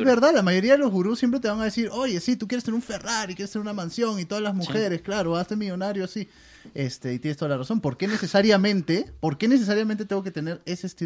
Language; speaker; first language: Spanish; native; Spanish